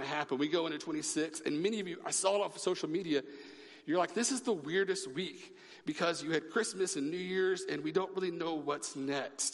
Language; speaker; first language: English; native; English